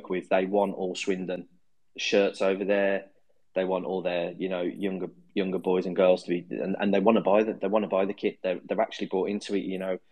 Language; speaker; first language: English; native; English